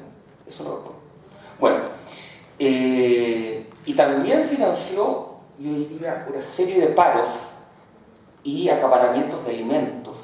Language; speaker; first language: Spanish; native; Spanish